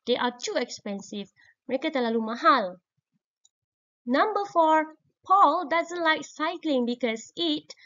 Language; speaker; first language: English; non-native, local second language; Malay